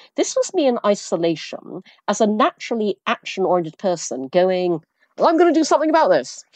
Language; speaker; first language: English; early bilingual, other home language; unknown